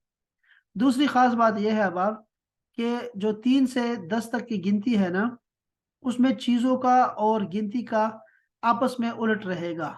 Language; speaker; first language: Urdu; native; Urdu